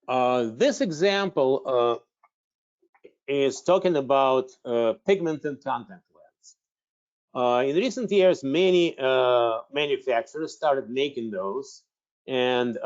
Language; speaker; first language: English; non-native, fluent; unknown